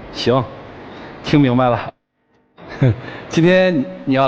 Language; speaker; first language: Chinese; native; Chinese